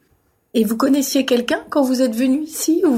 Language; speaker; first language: French; native; French